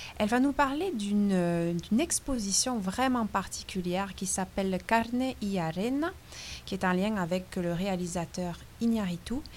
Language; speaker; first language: French; native; French